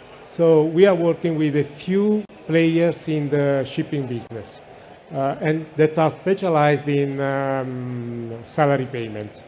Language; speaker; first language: English; non-native, fluent; Italian